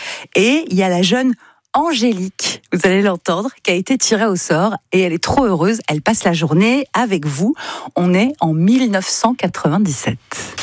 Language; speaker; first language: French; native; French